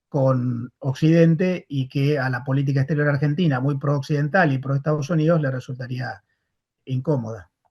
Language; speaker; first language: Spanish; native; Spanish